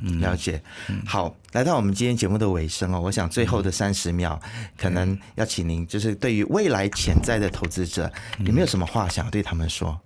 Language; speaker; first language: Chinese; native; Chinese